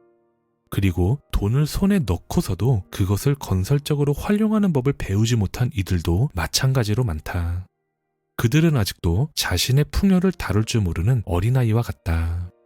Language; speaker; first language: Korean; native; Korean